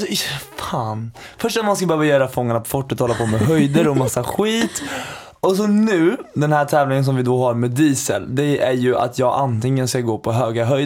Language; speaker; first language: Swedish; native; Swedish